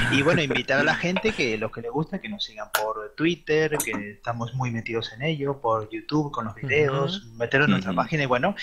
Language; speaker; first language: Spanish; native; Spanish